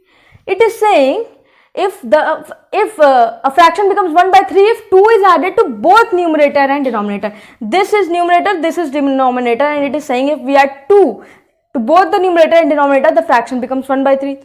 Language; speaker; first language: English; non-native, local second language; Hindi